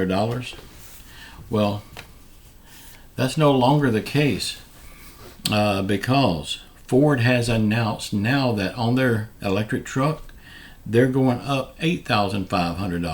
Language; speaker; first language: English; native; English